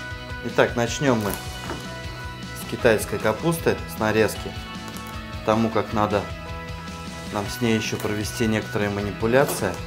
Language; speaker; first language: Russian; native; Russian